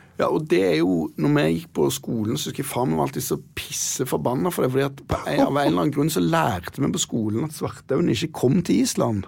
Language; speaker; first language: Norwegian; early bilingual, other home language; Icelandic